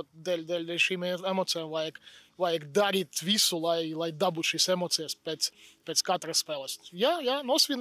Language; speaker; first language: Latvian; non-native, local second language; Russian